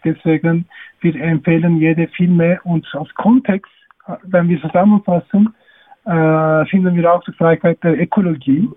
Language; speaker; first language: German; non-native, learner; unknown